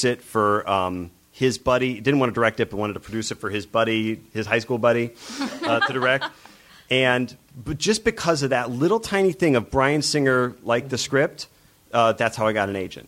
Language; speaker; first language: English; native; English